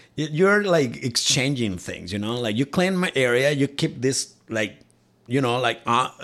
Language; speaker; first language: English; non-native, fluent; Spanish